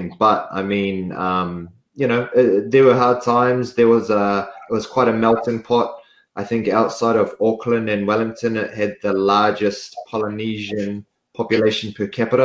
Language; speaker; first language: English; native; English